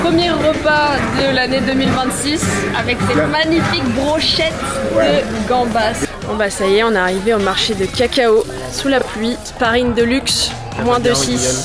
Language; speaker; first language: French; native; French